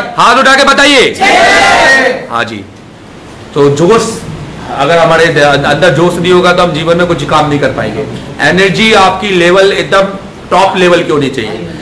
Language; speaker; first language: Hindi; native; Hindi